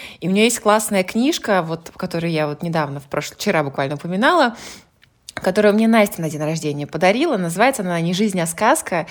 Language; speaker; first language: Russian; native; Russian